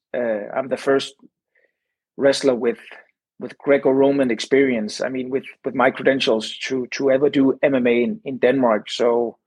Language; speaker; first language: English; non-native, fluent; Danish